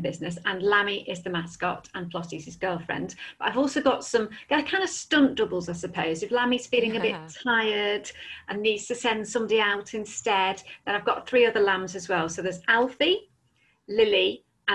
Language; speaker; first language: English; native; English